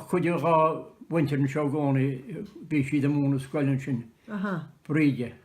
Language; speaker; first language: Irish; native; Irish